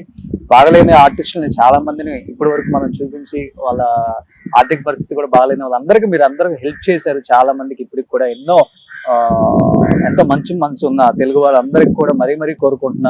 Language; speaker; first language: Telugu; native; Telugu